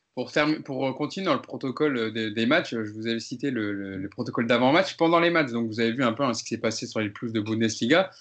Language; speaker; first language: French; native; French